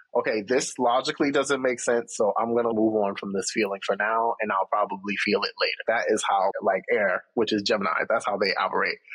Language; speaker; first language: English; native; English